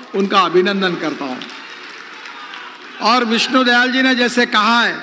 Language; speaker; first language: Hindi; non-native, local second language; Marathi